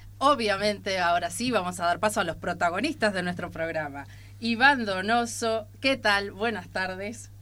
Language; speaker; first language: Spanish; native; Spanish